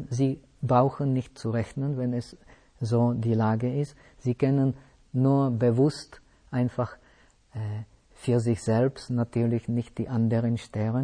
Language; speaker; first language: German; non-native, fluent; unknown